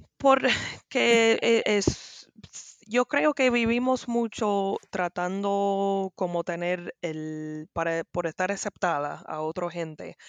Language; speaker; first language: Spanish; non-native, learner; English